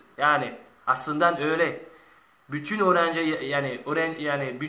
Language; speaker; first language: Turkish; non-native, learner; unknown